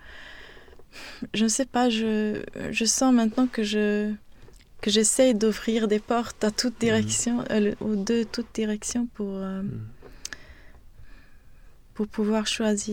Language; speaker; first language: French; non-native, fluent; Swedish